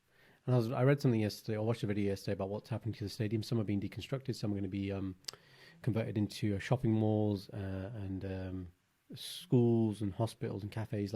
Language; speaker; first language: English; early bilingual, other home language; Punjabi